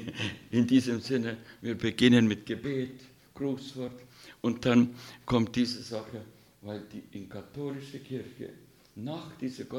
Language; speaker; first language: German; non-native, fluent; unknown